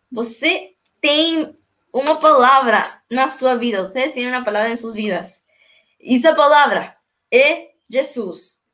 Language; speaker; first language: Portuguese; non-native, learner; Spanish